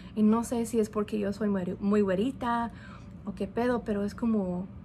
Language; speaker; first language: Spanish; non-native, fluent; English